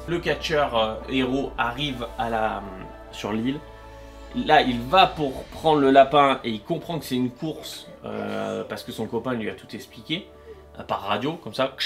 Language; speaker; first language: French; native; French